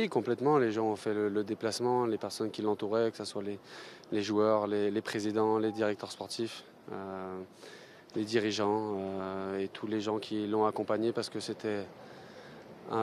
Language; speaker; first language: French; native; French